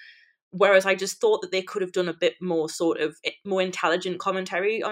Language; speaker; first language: English; native; English